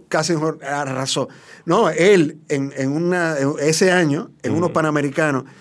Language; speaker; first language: Spanish; native; Spanish